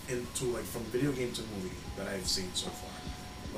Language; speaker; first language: English; early bilingual, other home language; Spanish